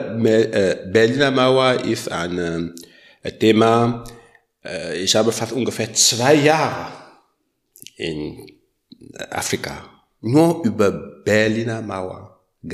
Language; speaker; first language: German; non-native, learner; French